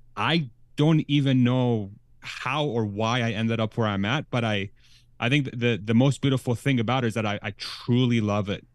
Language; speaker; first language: English; early bilingual, other home language; Persian